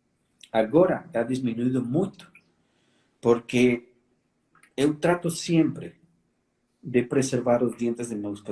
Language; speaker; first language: Portuguese; non-native, fluent; Spanish